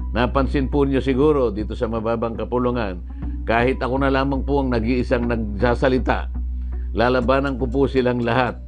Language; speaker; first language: Filipino; native; Filipino